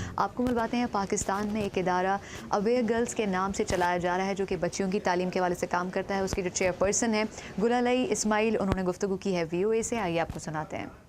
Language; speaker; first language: Urdu; native; Urdu